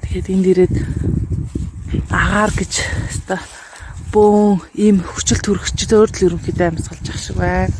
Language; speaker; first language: Mongolian; native; Mongolian